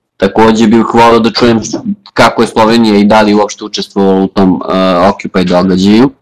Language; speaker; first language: Serbian; native; Serbian